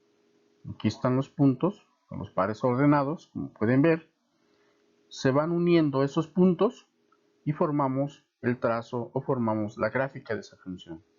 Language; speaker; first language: Spanish; native; Spanish